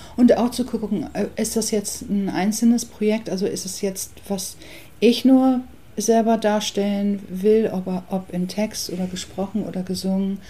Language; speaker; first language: German; early bilingual, other home language; English